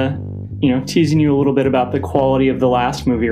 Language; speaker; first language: English; native; English